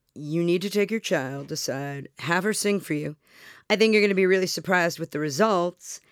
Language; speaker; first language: English; native; English